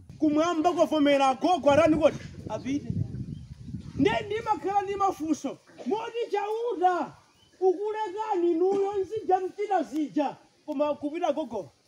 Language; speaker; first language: Nyanja; non-native, local second language; Tumbuka